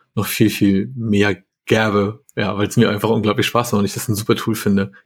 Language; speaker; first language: German; native; German